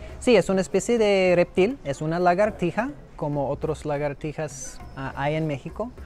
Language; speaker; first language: Spanish; non-native, fluent; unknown